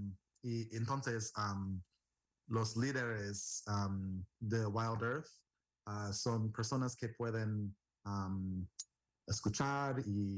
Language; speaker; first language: Spanish; non-native, learner; English